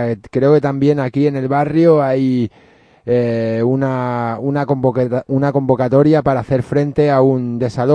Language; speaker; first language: Spanish; native; Spanish